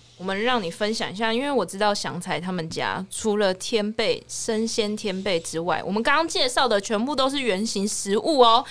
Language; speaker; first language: Chinese; native; Chinese